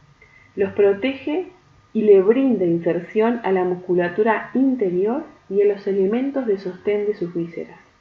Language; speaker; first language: Spanish; native; Spanish